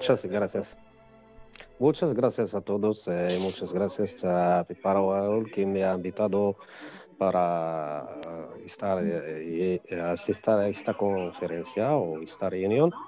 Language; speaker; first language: Spanish; non-native, fluent; Arabic